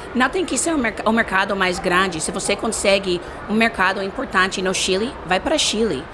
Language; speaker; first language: Portuguese; non-native, fluent; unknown